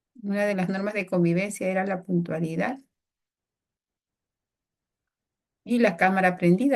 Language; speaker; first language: Spanish; native; Spanish